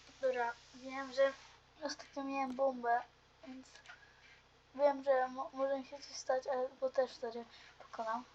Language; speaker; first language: Polish; native; Polish